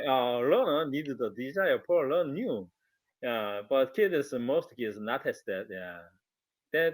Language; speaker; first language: English; non-native, learner; Korean